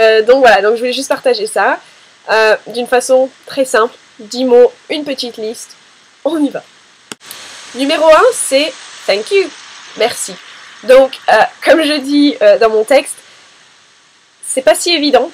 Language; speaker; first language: French; native; French